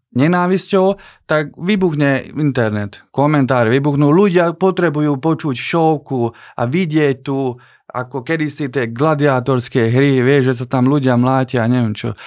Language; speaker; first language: Slovak; non-native, local second language; Hungarian